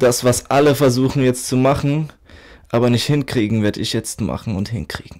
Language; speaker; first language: German; native; German